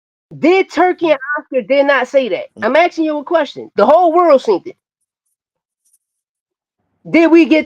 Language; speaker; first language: English; native; English